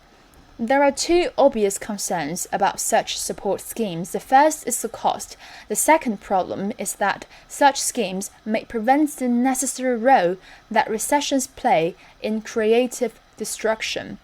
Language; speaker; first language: English; non-native, fluent; Chinese